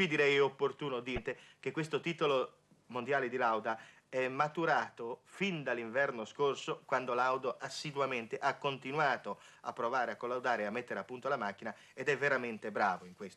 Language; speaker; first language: Italian; native; Italian